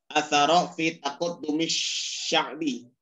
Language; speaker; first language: Arabic; non-native, learner; Indonesian